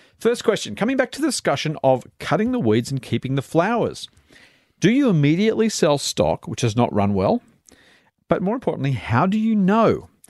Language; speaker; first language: English; native; English